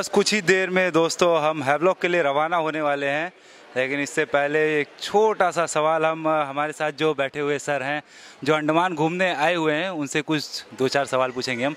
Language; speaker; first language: Hindi; native; Hindi